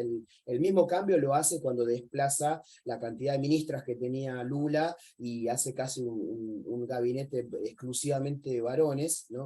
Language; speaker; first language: Spanish; native; Spanish